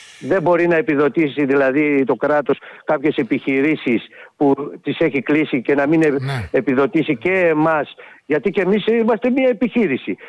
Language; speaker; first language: Greek; native; Greek